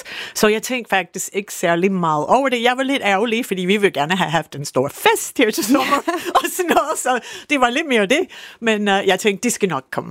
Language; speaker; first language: Danish; non-native, fluent; English